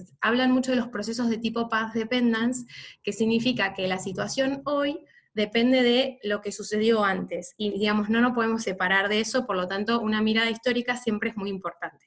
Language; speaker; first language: Spanish; native; Spanish